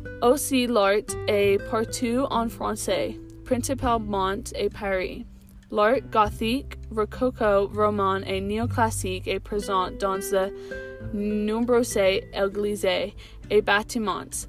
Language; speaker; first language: French; non-native, learner; English